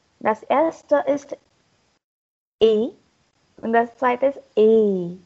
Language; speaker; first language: German; non-native, learner; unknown